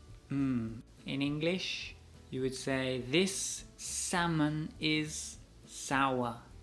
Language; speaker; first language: English; native; English